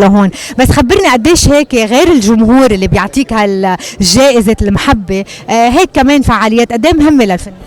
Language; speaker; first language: Arabic; native; Arabic